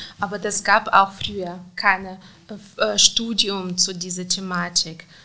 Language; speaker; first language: German; non-native, fluent; Russian